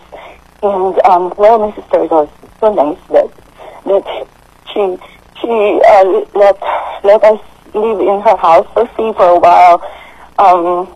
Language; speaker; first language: English; non-native, local second language; Filipino